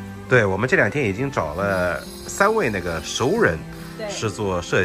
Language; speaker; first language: Chinese; native; Chinese